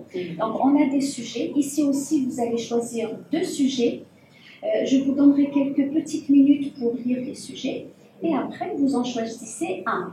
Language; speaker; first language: French; non-native, fluent; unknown